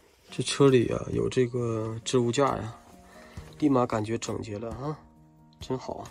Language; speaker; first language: Chinese; native; Chinese